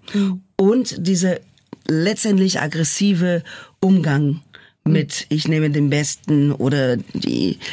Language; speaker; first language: German; non-native, fluent; Portuguese